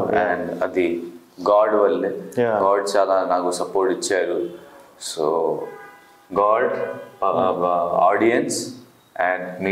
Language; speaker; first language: Telugu; non-native, learner; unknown